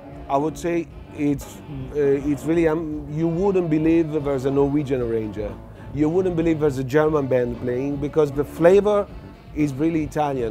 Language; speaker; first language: English; non-native, fluent; Italian